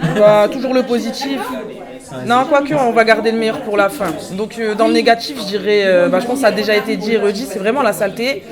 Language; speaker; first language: French; native; French